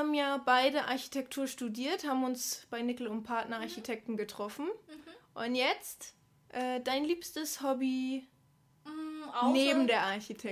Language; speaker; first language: German; native; German